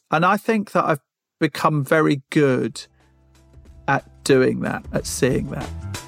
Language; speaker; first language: English; native; English